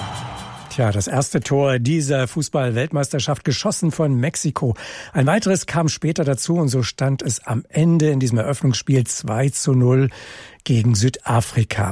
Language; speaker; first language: German; native; German